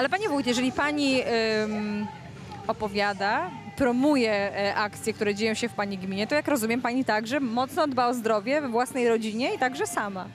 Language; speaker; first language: Polish; native; Polish